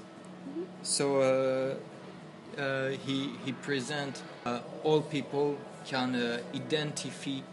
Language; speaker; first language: English; non-native, learner; French